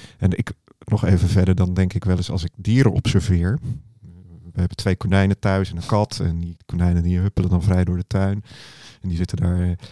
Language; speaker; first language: Dutch; native; Dutch